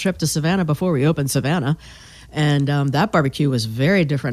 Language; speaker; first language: English; native; English